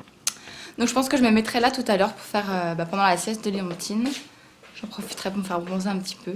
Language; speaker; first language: French; native; French